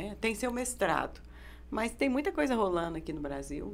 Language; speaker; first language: Portuguese; native; Portuguese